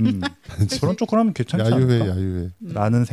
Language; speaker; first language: Korean; native; Korean